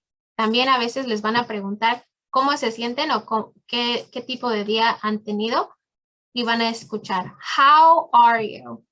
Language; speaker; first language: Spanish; early bilingual, heritage; Spanish